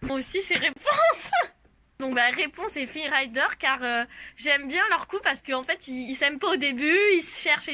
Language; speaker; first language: French; native; French